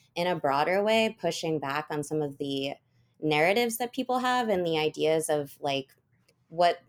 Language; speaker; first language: English; native; English